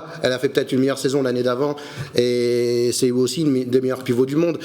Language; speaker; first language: French; native; French